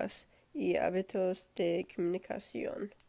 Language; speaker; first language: Spanish; non-native, learner; English